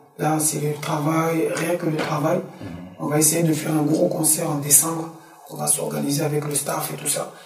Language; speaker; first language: French; early bilingual, other home language; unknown